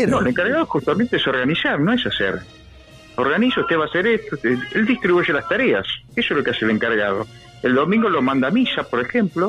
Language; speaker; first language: Spanish; native; Spanish